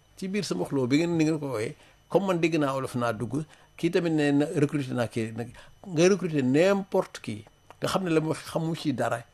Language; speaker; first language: Wolof; non-native, local second language; Serer